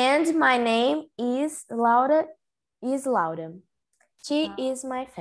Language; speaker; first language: English; non-native, learner; Portuguese